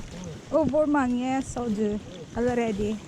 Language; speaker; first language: Norwegian; non-native, learner; Filipino